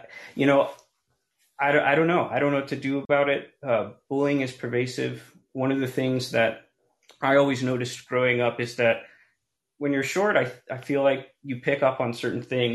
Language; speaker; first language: English; native; English